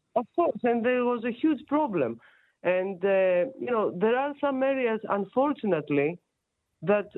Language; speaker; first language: English; non-native, fluent; Greek